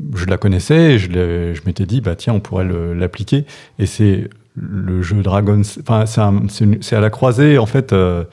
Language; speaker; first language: French; non-native, fluent; English